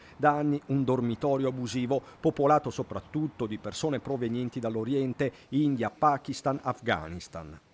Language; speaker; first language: Italian; native; Italian